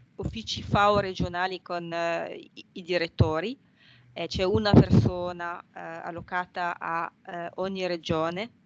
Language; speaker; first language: Italian; non-native, fluent; French